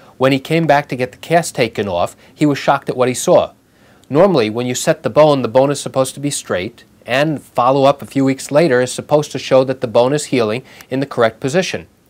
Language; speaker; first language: English; native; English